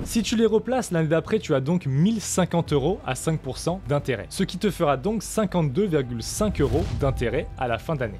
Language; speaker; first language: French; native; French